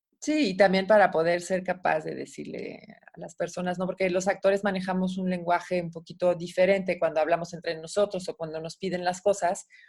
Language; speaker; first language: Spanish; non-native, fluent; French